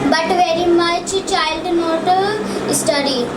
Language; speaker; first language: English; non-native, learner; Hindi